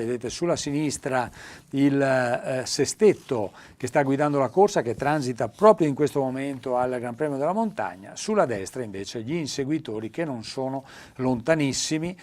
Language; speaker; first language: Italian; native; Italian